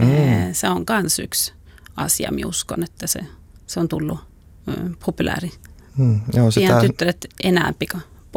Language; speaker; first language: Finnish; non-native, local second language; Swedish